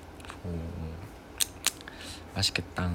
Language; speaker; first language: Korean; native; Korean